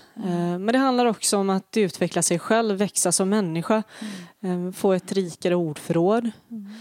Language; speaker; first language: Swedish; early bilingual, other home language; Bosnian